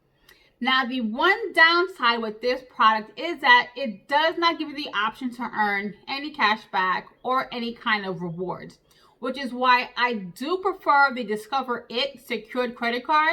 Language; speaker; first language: English; native; English